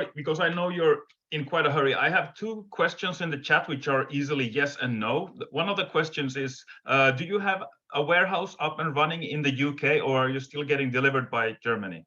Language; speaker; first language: English; non-native, fluent; Finnish